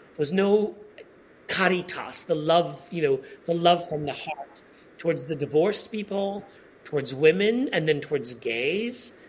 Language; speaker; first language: English; non-native, fluent; Polish